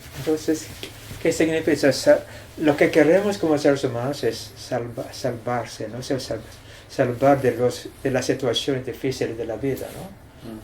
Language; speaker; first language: Spanish; non-native, fluent; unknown